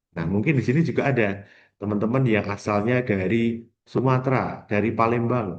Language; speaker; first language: Indonesian; non-native, local second language; Javanese